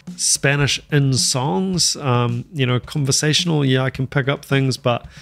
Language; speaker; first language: English; native; English